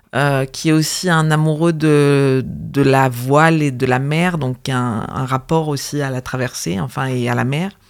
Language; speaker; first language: French; native; French